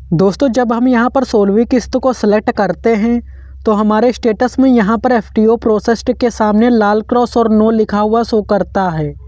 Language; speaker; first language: Hindi; non-native, local second language; Marathi